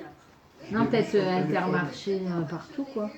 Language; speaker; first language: French; native; French